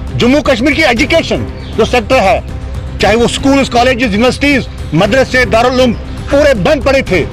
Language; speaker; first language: Hindi; non-native, local second language; Kashmiri